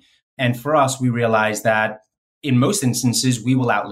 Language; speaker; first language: English; native; English